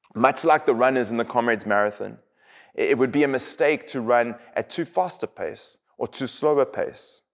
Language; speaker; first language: English; native; English